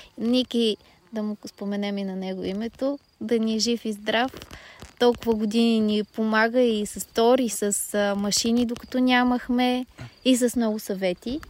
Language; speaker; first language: Bulgarian; native; Bulgarian